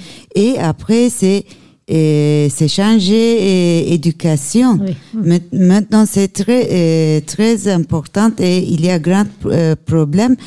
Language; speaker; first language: French; non-native, learner; Turkish